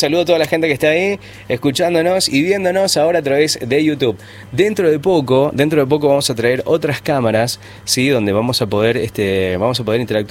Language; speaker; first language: Spanish; native; Spanish